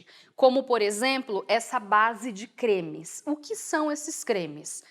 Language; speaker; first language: Portuguese; native; Portuguese